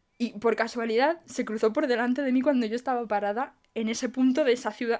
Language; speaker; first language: Spanish; native; Spanish